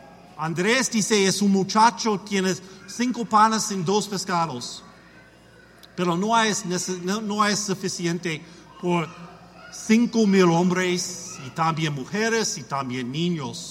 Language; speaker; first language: Spanish; non-native, learner; English